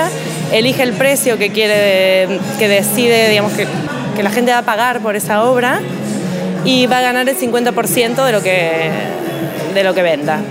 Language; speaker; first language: Spanish; native; Spanish